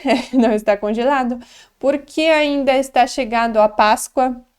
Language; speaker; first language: Portuguese; non-native, fluent; Polish